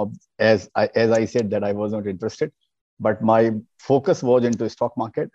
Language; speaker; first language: English; non-native, local second language; Hindi